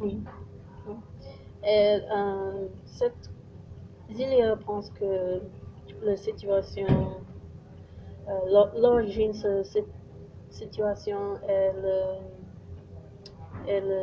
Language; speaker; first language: French; non-native, learner; English